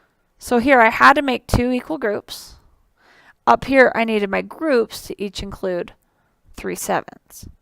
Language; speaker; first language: English; native; English